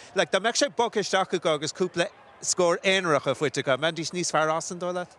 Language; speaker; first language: Irish; native; Irish